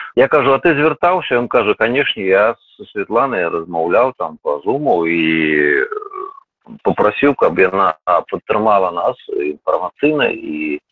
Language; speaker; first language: Belarusian; non-native, local second language; Russian